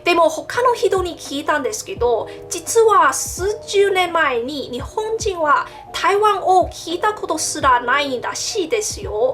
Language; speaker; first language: Japanese; non-native, learner; Min Nan Chinese